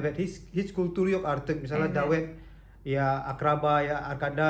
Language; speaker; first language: Turkish; non-native, learner; Indonesian